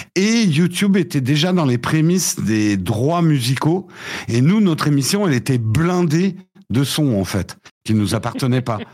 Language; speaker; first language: French; early bilingual, other home language; English